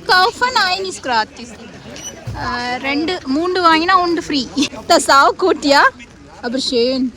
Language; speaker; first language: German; non-native, learner; Tamil